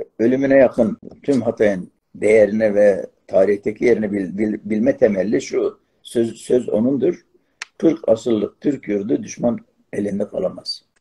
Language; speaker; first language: Turkish; non-native, local second language; Arabic